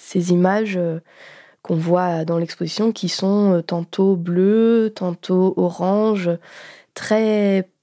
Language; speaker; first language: French; native; French